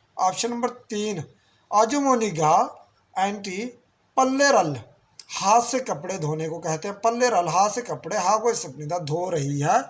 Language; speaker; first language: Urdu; non-native, local second language; Punjabi